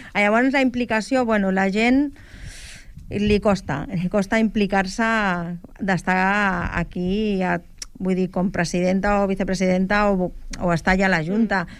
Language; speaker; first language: Catalan; non-native, local second language; Spanish